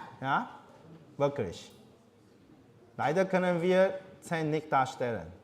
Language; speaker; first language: German; non-native, learner; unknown